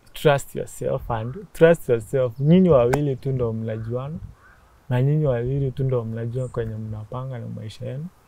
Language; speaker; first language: English; non-native, local second language; Meru